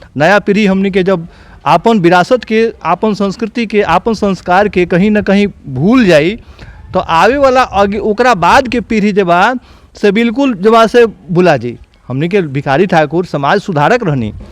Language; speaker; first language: Bhojpuri; native; Bhojpuri